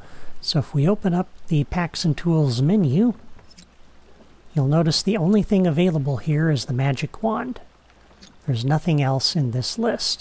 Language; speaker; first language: English; native; English